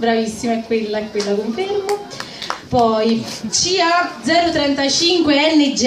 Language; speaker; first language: Italian; native; Italian